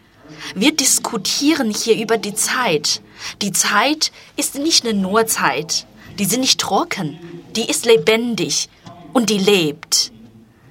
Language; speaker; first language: German; non-native, fluent; Chinese